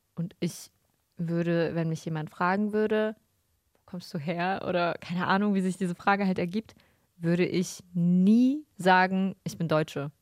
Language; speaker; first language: German; early bilingual, other home language; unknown